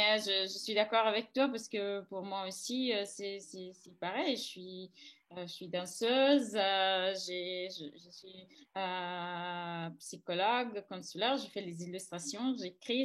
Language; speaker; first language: French; non-native, fluent; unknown